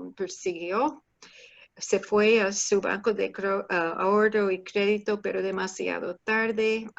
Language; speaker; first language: Spanish; non-native, fluent; English